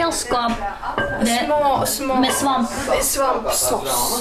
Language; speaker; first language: Swedish; non-native, fluent; Latvian